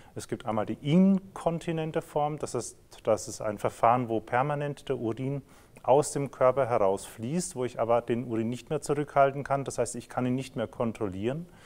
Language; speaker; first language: German; native; German